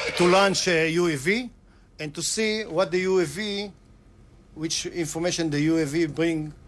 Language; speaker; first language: English; non-native, fluent; Hebrew